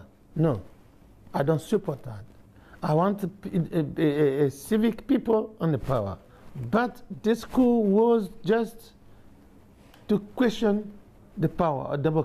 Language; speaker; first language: English; non-native, learner; Bambara